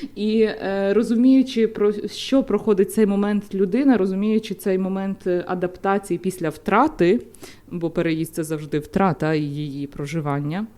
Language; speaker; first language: Ukrainian; native; Ukrainian